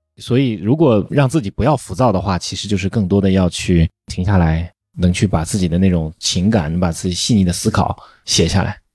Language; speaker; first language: Chinese; native; Chinese